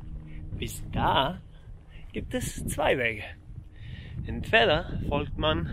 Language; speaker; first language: German; non-native, fluent; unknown